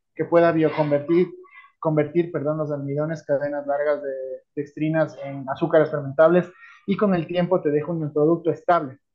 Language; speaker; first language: Spanish; native; Spanish